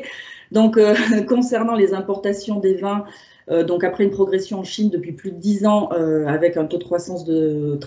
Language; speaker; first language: French; native; French